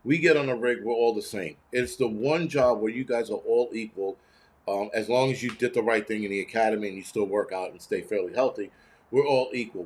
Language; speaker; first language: English; native; English